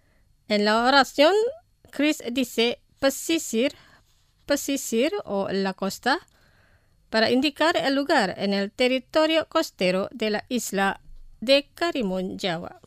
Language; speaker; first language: Spanish; non-native, fluent; Indonesian